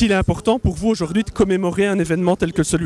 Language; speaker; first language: French; native; French